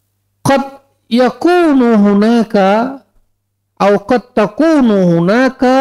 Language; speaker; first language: Arabic; non-native, fluent; Indonesian